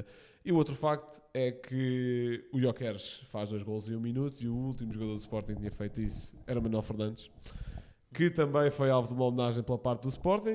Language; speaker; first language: Portuguese; native; Portuguese